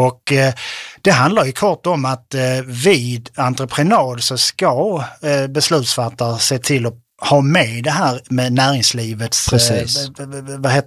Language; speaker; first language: Swedish; native; Swedish